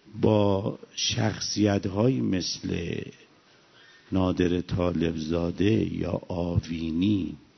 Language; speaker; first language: Persian; native; Persian